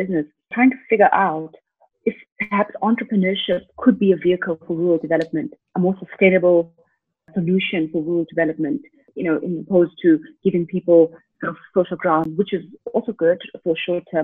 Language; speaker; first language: English; non-native, local second language; Xhosa